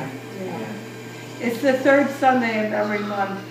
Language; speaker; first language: English; native; English